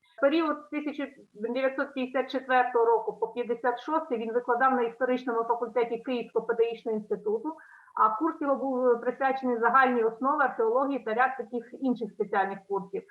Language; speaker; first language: Ukrainian; native; Ukrainian